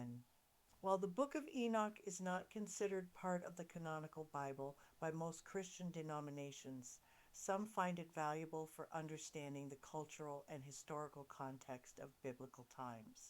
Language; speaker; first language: English; native; English